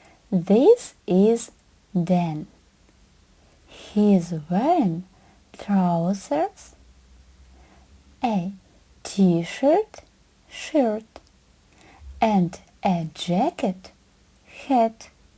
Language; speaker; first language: English; non-native, fluent; Ukrainian